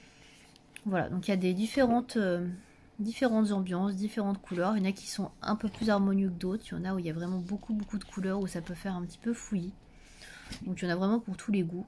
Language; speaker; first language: French; native; French